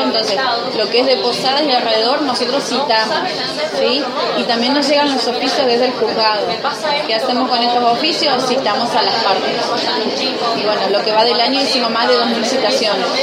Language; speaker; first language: Spanish; native; Spanish